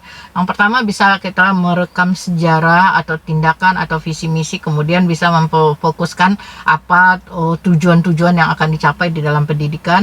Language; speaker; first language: Indonesian; native; Indonesian